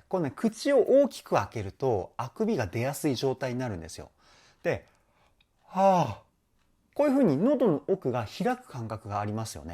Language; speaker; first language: Japanese; native; Japanese